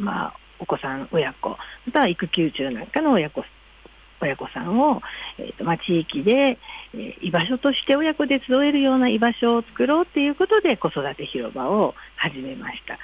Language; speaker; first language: Japanese; native; Japanese